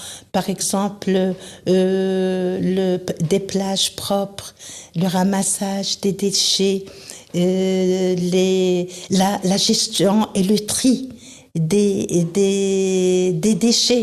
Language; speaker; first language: French; non-native, local second language; Arabic